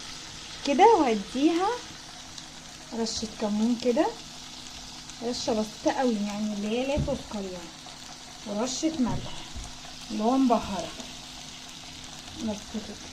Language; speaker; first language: Arabic; native; Arabic